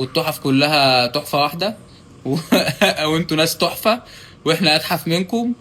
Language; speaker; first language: Arabic; native; Arabic